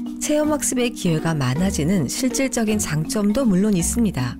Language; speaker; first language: Korean; native; Korean